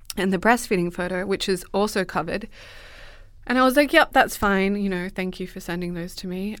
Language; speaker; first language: English; native; English